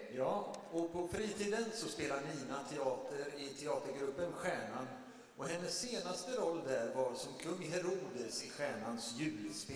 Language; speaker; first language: Swedish; native; Swedish